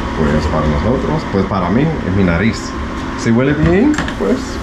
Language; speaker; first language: Spanish; non-native, learner; English